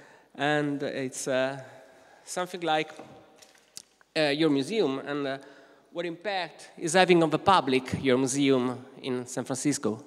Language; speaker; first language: English; non-native, fluent; Italian